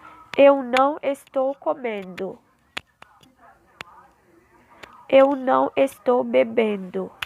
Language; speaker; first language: Portuguese; non-native, learner; Haitian Creole